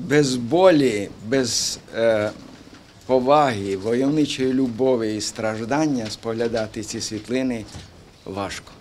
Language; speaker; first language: Ukrainian; native; Ukrainian